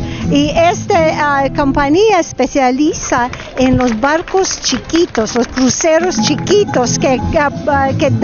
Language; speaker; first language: Spanish; non-native, fluent; English